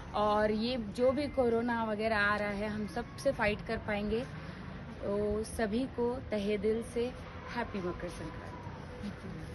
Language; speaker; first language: Hindi; non-native, local second language; Marathi